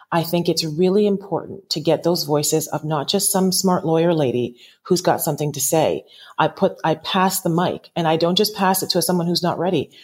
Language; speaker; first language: English; native; English